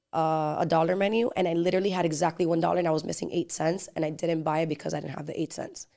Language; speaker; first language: English; early bilingual, other home language; Spanish